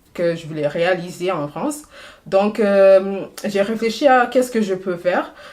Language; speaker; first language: French; non-native, fluent; English